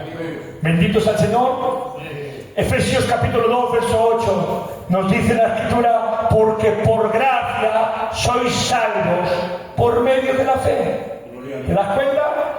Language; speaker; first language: Spanish; native; Spanish